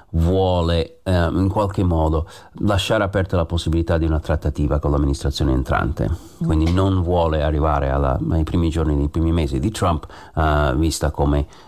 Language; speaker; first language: Italian; non-native, fluent; English